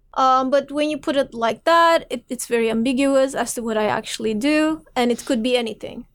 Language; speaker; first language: English; non-native, fluent; Turkish